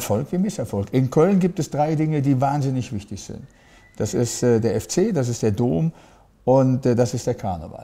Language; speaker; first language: German; native; German